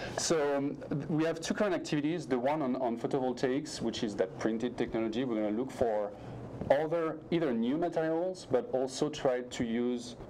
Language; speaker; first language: English; non-native, fluent; French